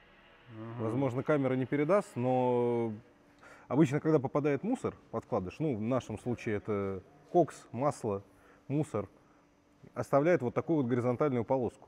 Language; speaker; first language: Russian; native; Russian